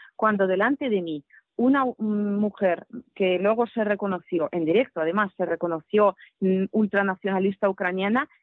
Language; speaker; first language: Spanish; non-native, fluent; Russian